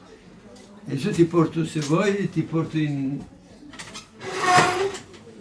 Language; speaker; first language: Italian; native; Italian